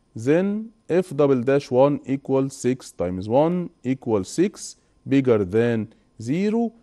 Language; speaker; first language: English; non-native, fluent; Arabic